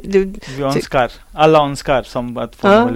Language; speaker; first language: Swedish; non-native, learner; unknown